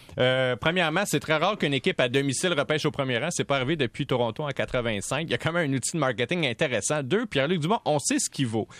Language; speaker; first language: French; native; French